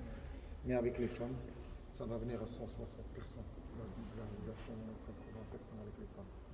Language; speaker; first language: French; non-native, fluent; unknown